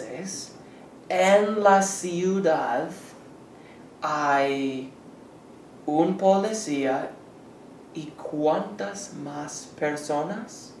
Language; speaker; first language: Spanish; non-native, fluent; English